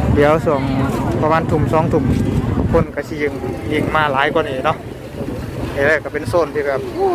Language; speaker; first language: Thai; native; Thai